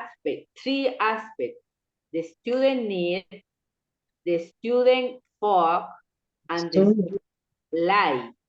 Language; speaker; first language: English; non-native, local second language; Spanish